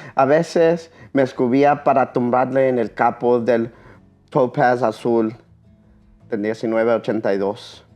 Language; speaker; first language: Spanish; early bilingual, heritage; Spanish